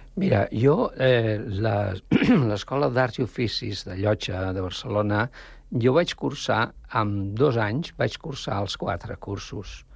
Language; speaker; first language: Catalan; non-native, local second language; Spanish